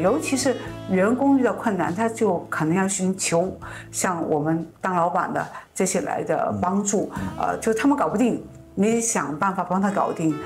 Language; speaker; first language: Chinese; native; Chinese